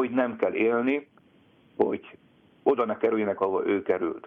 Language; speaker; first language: Hungarian; native; Hungarian